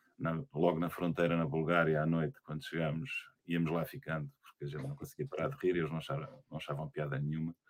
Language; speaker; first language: Portuguese; native; Portuguese